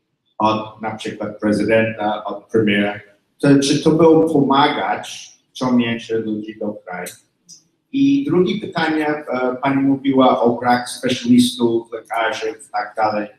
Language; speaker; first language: Polish; non-native, learner; English